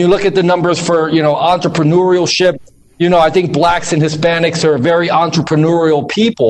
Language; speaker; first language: English; native; English